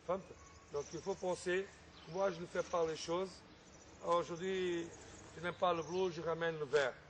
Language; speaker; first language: French; non-native, fluent; Portuguese